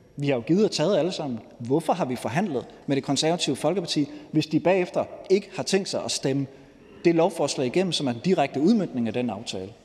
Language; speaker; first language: Danish; native; Danish